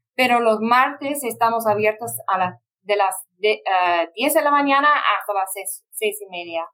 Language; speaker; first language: Spanish; non-native, fluent; English